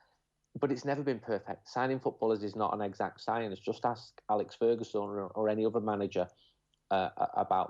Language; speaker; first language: English; native; English